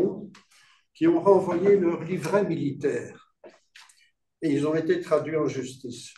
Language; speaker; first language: French; native; French